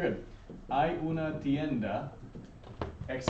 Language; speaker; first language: Spanish; non-native, fluent; English